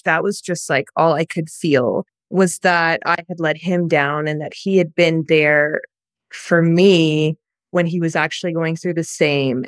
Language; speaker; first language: English; native; English